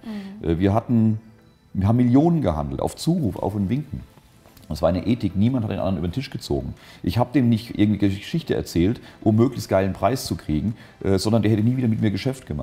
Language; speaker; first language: German; native; German